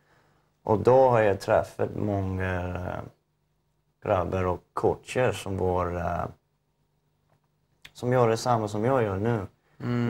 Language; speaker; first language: Swedish; non-native, fluent; English